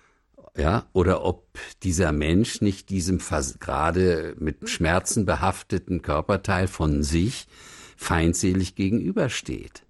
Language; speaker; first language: German; native; German